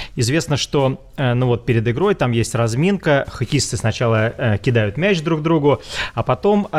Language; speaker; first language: Russian; native; Russian